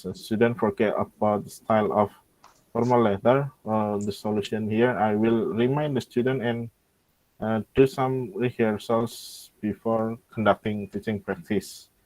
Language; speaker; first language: English; non-native, local second language; Indonesian